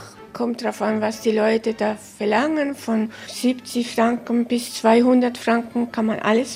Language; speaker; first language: German; early bilingual, heritage; German